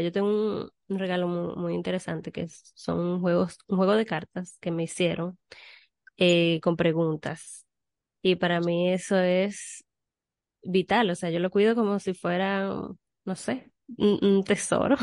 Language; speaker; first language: Spanish; native; Spanish